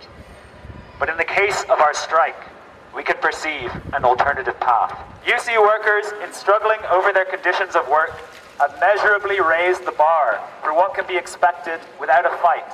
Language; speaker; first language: English; native; English